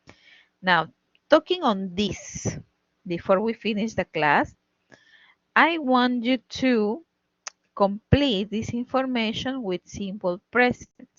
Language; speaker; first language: English; non-native, fluent; Spanish